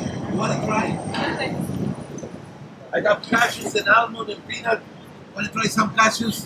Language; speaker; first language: English; non-native, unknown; Spanish